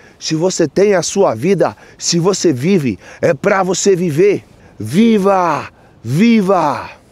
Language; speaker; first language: Portuguese; native; Portuguese